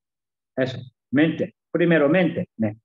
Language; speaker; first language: Spanish; non-native, learner; Korean